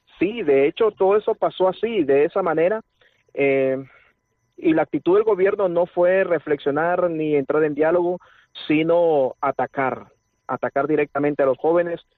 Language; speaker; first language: Spanish; native; Spanish